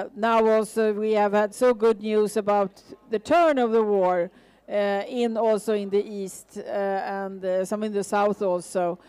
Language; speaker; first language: English; non-native, fluent; Swedish